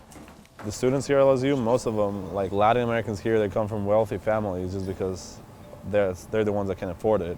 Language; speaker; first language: English; non-native, fluent; Spanish